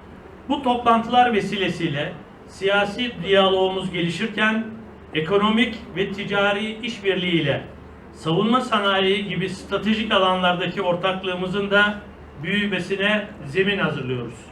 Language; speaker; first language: Turkish; native; Turkish